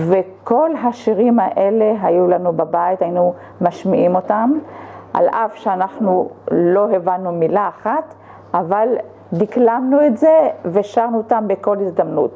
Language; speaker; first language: Hebrew; early bilingual, other home language; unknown